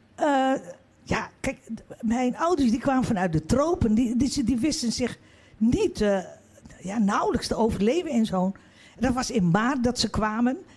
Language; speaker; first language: Dutch; early bilingual, other home language; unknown